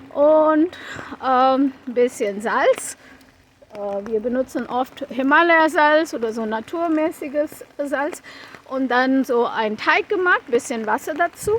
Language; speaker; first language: German; non-native, fluent; Konkani